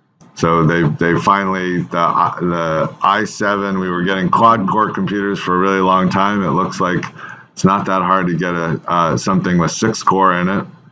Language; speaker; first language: English; native; English